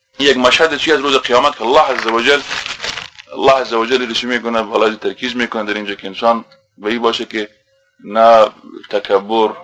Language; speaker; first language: Persian; native; Persian